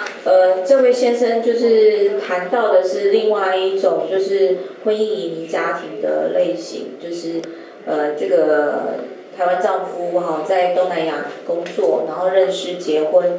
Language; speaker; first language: Chinese; native; Chinese